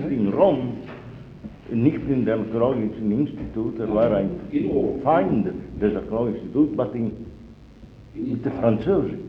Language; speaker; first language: German; non-native, fluent; Italian